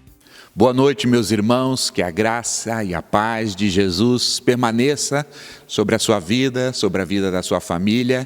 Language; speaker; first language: Portuguese; native; Portuguese